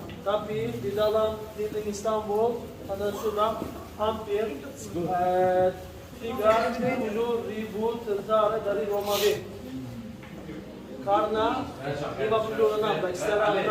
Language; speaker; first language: Indonesian; non-native, learner; Turkish